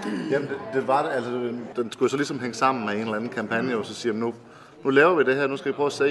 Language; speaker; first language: Danish; native; Danish